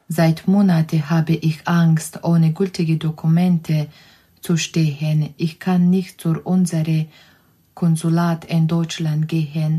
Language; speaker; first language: German; non-native, learner; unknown